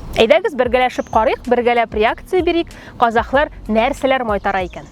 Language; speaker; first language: Tatar; native; Tatar